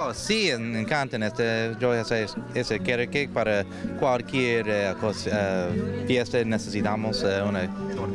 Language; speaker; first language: Spanish; non-native, learner; English